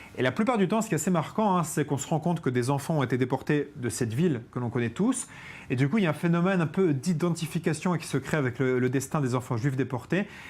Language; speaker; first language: French; native; French